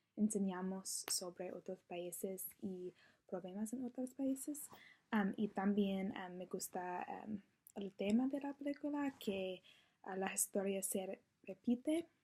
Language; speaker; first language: Spanish; non-native, learner; English